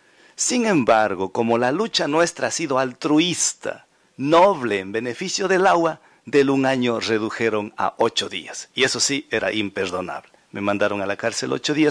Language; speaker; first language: Spanish; native; Spanish